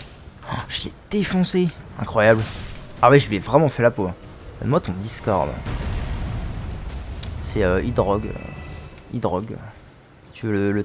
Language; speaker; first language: French; native; French